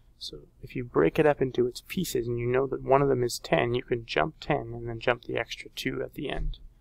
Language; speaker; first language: English; native; English